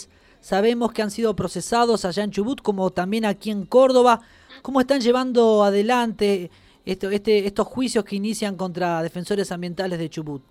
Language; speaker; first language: Spanish; native; Spanish